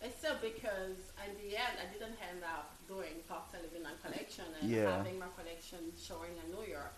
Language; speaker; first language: English; non-native, fluent; French